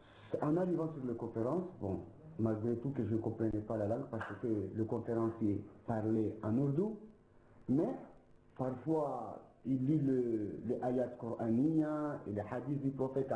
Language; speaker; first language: French; non-native, local second language; Ngazidja Comorian